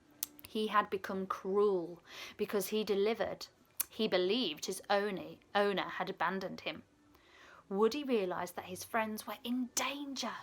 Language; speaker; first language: English; native; English